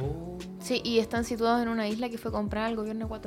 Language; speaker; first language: Spanish; native; Spanish